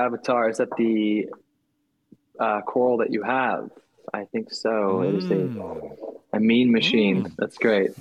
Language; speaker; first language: English; native; English